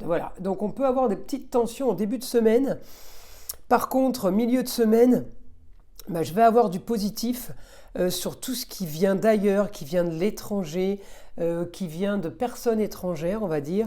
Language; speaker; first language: French; native; French